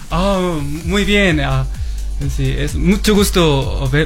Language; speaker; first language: Spanish; non-native, learner; Korean